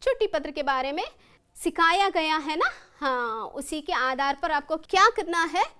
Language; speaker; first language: Hindi; non-native, local second language; Kannada